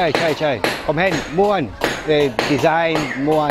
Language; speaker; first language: Thai; non-native, learner; English